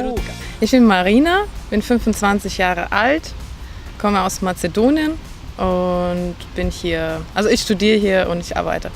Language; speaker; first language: German; non-native, fluent; Macedonian